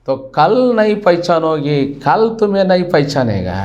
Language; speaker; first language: Hindi; non-native, local second language; Telugu